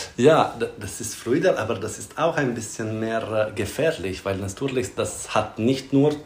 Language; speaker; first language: German; non-native, fluent; Italian